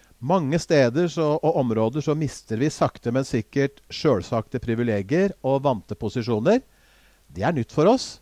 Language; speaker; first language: Norwegian; native; Norwegian